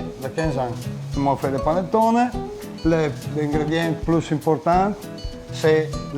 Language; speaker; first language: French; non-native, learner; Italian